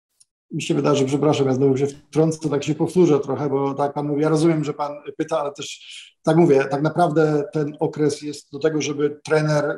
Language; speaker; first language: Polish; native; Polish